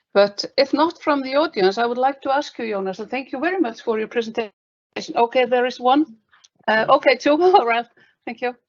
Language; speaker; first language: English; non-native, fluent; Icelandic